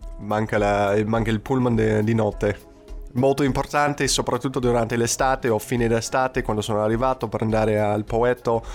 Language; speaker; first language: Italian; non-native, fluent; English